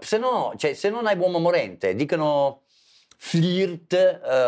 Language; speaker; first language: Italian; non-native, fluent; English